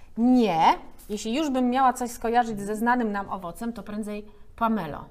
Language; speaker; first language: Polish; native; Polish